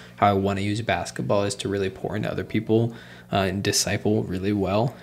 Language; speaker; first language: English; native; English